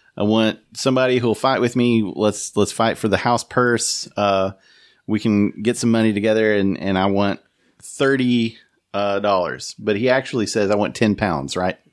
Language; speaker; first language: English; native; English